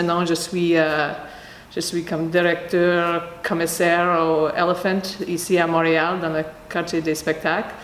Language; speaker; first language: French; non-native, fluent; English